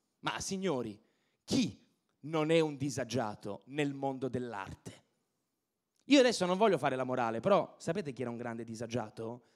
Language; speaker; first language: Italian; native; Italian